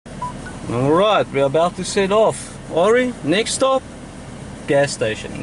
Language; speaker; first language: English; native; English